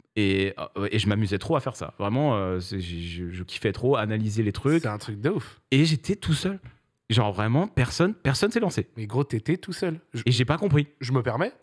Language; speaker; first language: French; native; French